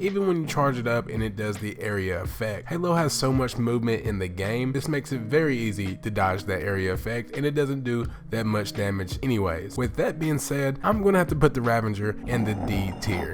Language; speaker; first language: English; native; English